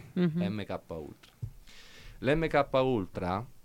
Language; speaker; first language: Spanish; non-native, learner; Italian